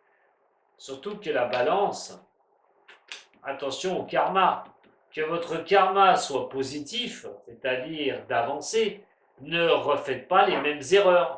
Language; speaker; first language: French; native; French